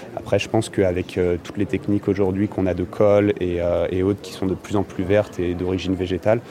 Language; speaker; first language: French; native; French